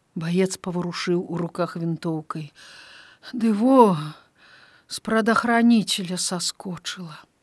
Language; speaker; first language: Belarusian; native; Belarusian